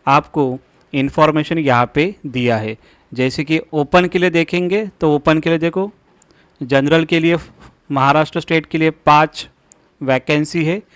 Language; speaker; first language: Hindi; non-native, local second language; Marathi